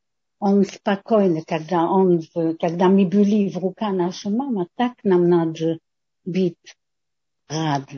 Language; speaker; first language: Russian; non-native, fluent; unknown